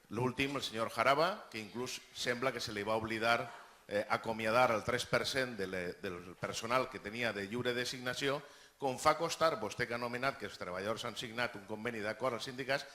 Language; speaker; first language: Catalan; native; Catalan